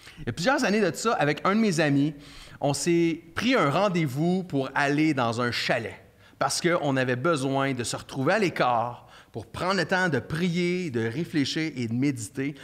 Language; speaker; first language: French; native; French